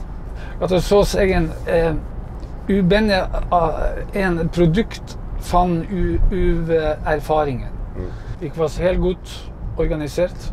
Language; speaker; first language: Dutch; non-native, fluent; Norwegian